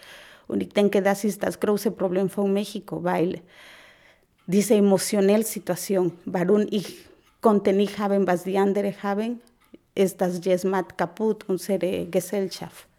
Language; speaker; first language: German; non-native, learner; Spanish